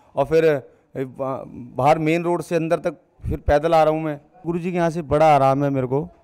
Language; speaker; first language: Hindi; native; Hindi